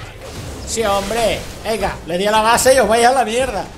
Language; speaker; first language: Spanish; native; Spanish